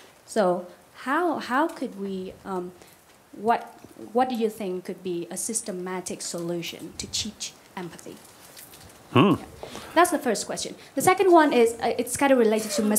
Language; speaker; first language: English; non-native, fluent; Vietnamese